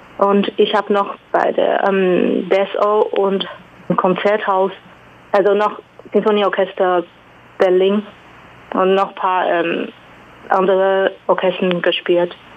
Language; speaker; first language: German; non-native, fluent; Chinese